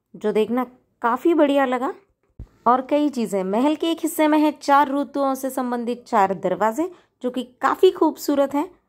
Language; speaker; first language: Hindi; non-native, local second language; Marathi